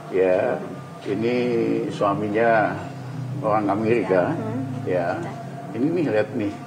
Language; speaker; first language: Indonesian; native; Indonesian